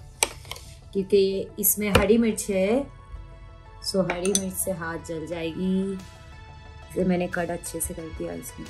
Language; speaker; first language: Hindi; non-native, local second language; Bangla